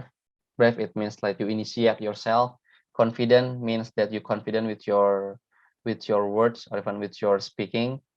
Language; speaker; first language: English; non-native, fluent; Indonesian